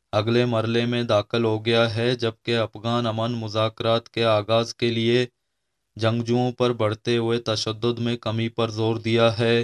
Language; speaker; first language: Urdu; non-native, local second language; Baluchi